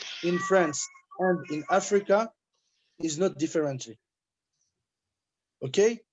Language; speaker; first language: English; non-native, learner; French